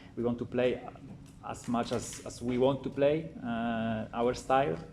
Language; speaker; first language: English; non-native, fluent; Polish